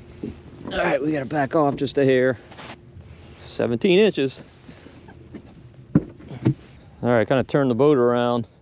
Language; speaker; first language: English; native; English